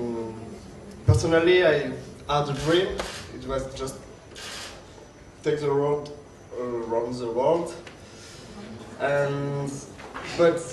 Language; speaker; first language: English; non-native, learner; French